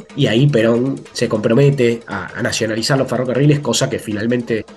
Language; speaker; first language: Spanish; native; Spanish